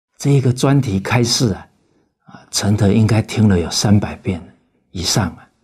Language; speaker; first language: Chinese; native; Chinese